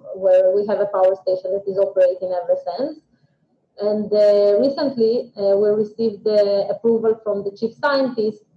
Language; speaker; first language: English; non-native, fluent; Russian